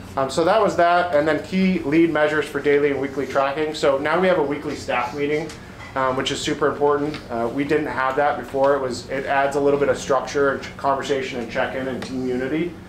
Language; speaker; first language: English; native; English